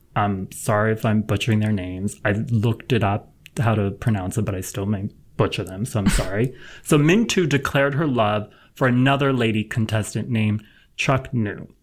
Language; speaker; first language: English; native; English